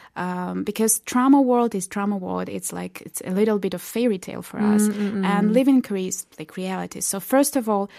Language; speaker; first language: English; non-native, fluent; Belarusian